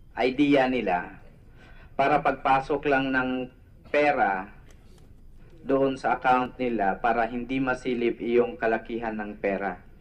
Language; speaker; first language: Filipino; non-native, local second language; Cebuano